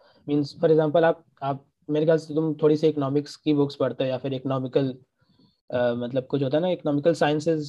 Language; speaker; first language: Hindi; native; Hindi